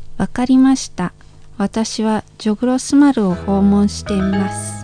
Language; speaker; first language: Japanese; non-native, fluent; Indonesian